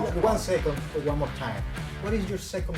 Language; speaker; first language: English; non-native, learner; Spanish